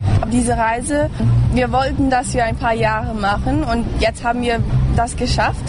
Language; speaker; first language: German; early bilingual, heritage; English